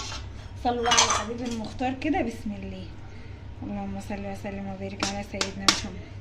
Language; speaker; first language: Arabic; native; Arabic